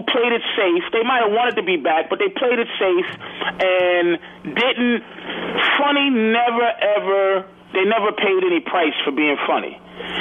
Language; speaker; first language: English; native; English